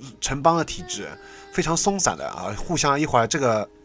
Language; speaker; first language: Chinese; native; Chinese